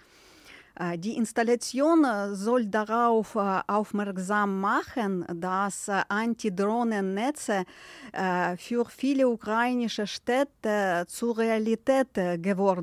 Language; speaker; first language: German; non-native, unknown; Ukrainian